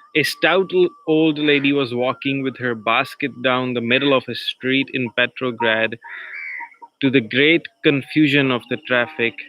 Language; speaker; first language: English; non-native, local second language; Punjabi